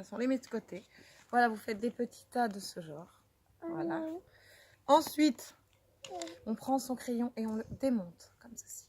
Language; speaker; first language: French; native; French